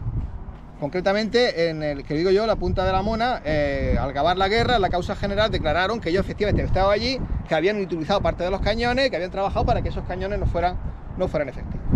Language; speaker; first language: Spanish; native; Spanish